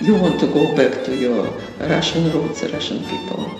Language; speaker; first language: English; non-native, learner; Russian